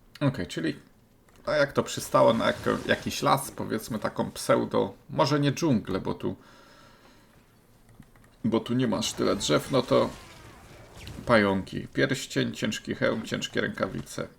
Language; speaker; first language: Polish; native; Polish